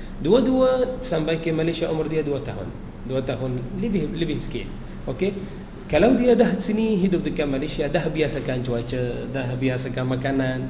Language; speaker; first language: Malay; non-native, fluent; Arabic